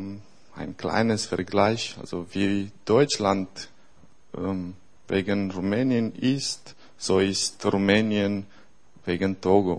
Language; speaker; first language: German; non-native, fluent; Romanian